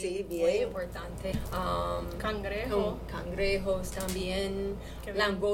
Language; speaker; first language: Spanish; non-native, learner; English